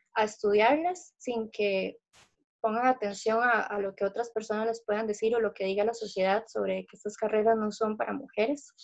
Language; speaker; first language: Spanish; native; Spanish